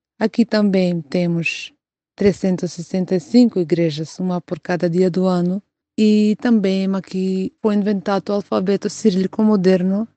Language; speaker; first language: Portuguese; non-native, fluent; Macedonian